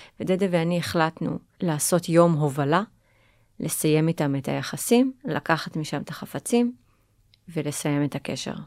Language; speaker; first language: Hebrew; native; Hebrew